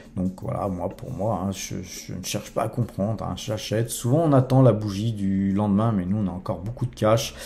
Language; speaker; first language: French; native; French